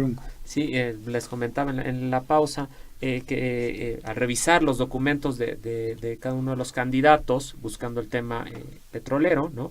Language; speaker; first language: Spanish; native; Spanish